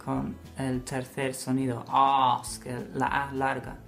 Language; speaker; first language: Spanish; non-native, fluent; English